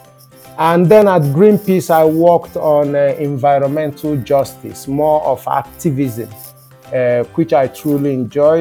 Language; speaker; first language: English; non-native, local second language; Igbo